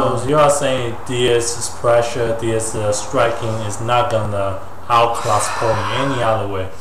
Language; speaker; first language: English; non-native, learner; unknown